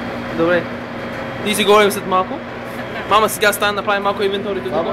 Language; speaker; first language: Bulgarian; early bilingual, heritage; Bulgarian